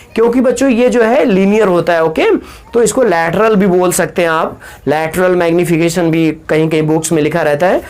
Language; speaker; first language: Hindi; native; Hindi